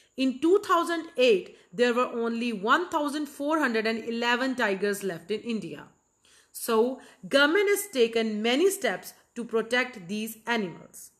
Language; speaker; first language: English; non-native, local second language; Punjabi